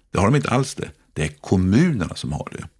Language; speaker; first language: Swedish; native; Swedish